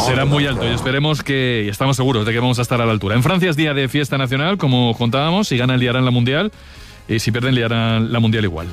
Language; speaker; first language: Spanish; native; Spanish